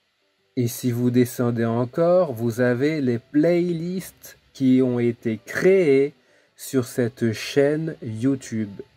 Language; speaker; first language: French; native; French